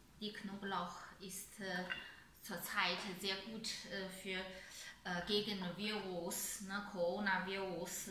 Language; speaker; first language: German; non-native, learner; Chinese